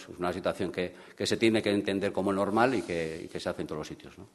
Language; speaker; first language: Spanish; native; Spanish